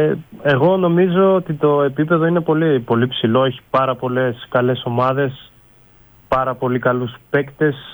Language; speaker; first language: Greek; non-native, fluent; Bulgarian